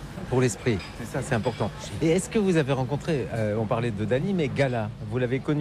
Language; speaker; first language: French; native; French